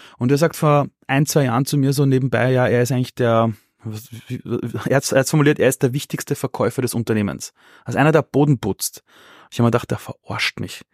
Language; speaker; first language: German; early bilingual, other home language; Persian